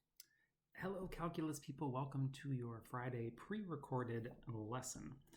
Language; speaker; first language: English; native; English